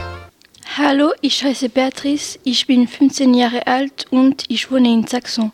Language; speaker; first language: German; non-native, learner; French